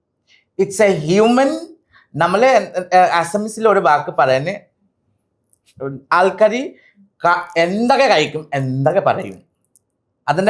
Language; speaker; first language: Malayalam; non-native, local second language; Assamese